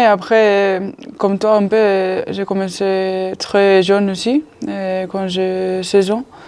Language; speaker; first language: French; non-native, fluent; Spanish